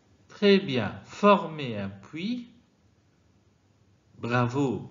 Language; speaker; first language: French; non-native, fluent; Arabic